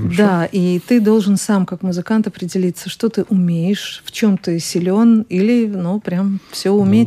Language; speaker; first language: Russian; native; Russian